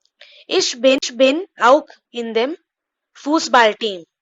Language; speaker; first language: German; non-native, fluent; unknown